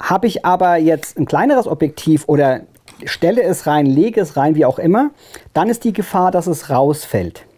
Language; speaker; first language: German; native; German